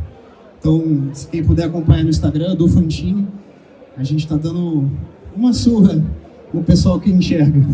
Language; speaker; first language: Portuguese; native; Portuguese